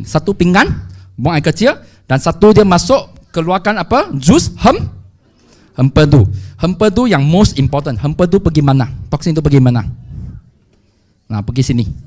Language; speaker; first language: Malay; non-native, local second language; Chinese